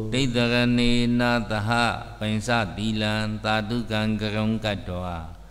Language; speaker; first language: Burmese; native; Burmese